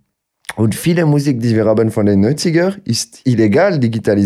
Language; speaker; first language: German; non-native, local second language; French